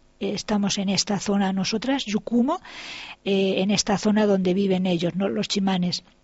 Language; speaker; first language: Spanish; native; Spanish